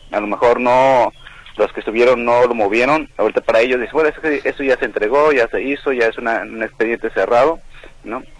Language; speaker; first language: Spanish; non-native, local second language; Nahuatl languages